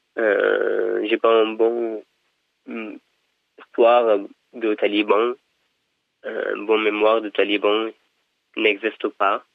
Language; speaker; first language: French; non-native, learner; Persian